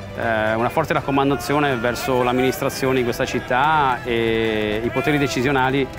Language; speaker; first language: Italian; native; Italian